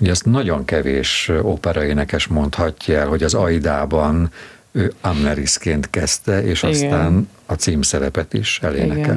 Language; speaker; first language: Hungarian; native; Hungarian